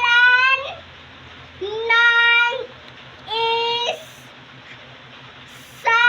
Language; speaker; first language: Filipino; non-native, local second language; Cebuano